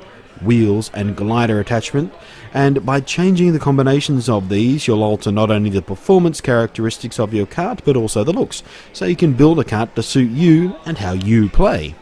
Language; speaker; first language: English; native; English